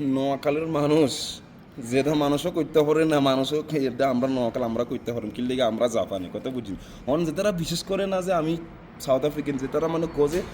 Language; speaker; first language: Bangla; non-native, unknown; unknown